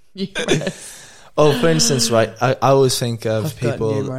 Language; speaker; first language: English; native; English